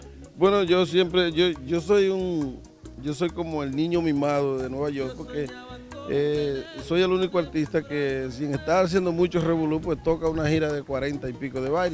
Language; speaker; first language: Spanish; native; Spanish